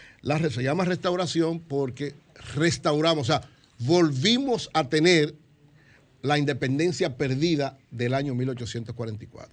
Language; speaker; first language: Spanish; native; Spanish